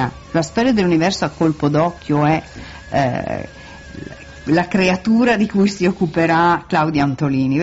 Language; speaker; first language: Italian; native; Italian